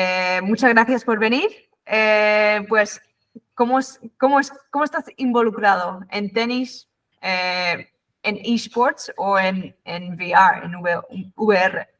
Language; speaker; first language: Spanish; non-native, fluent; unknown